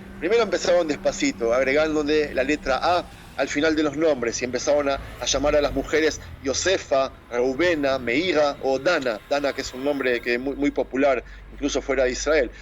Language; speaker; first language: Spanish; native; Spanish